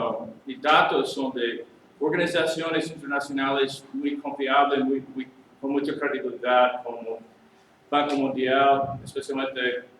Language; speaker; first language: Spanish; non-native, learner; English